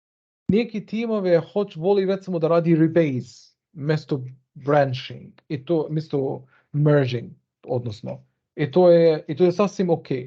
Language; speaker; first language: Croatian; early bilingual, heritage; Bosnian